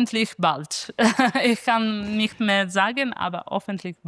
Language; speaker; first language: German; non-native, learner; Italian